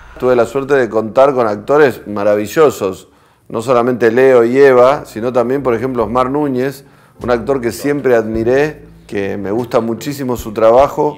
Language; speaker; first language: Spanish; native; Spanish